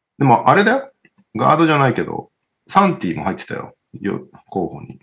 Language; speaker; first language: Japanese; early bilingual, heritage; Japanese